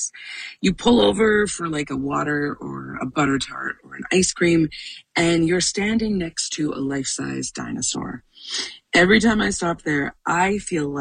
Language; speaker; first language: English; native; English